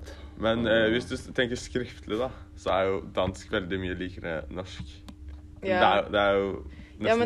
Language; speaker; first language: Norwegian; native; Norwegian